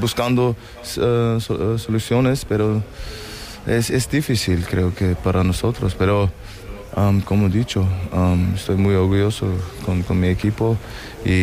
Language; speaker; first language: Spanish; non-native, learner; German